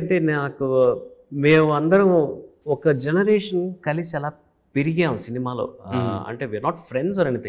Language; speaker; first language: Telugu; early bilingual, heritage; Telugu